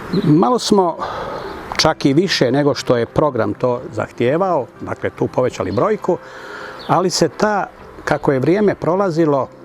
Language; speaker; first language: Croatian; native; Croatian